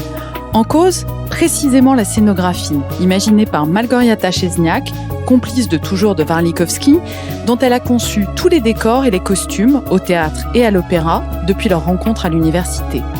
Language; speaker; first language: French; native; French